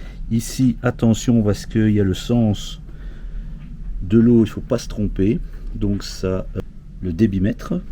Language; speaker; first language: French; native; French